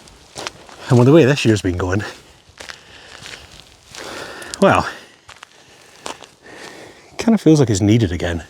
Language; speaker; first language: English; native; English